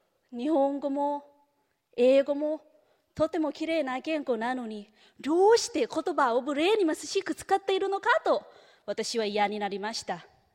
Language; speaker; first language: Japanese; non-native, fluent; Thai